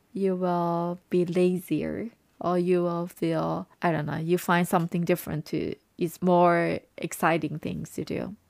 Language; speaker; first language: English; non-native, fluent; Japanese